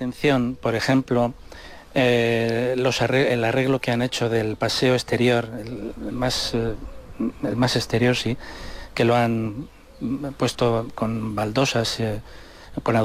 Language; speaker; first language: Spanish; native; Spanish